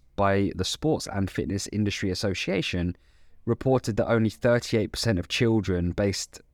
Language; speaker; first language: English; native; English